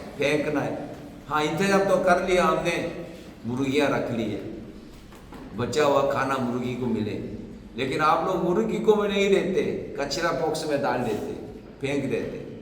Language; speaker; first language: Urdu; non-native, fluent; Korean